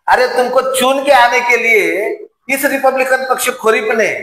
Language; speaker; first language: Hindi; non-native, local second language; Marathi